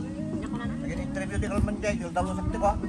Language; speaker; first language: Filipino; native; Filipino